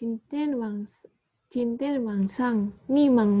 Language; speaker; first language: Chinese; non-native, learner; Indonesian